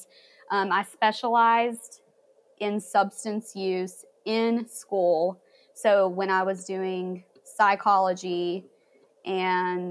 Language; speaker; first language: English; native; English